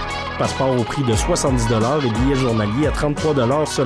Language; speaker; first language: French; native; French